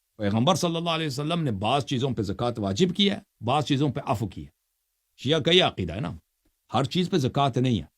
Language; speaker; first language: Urdu; non-native, fluent; Persian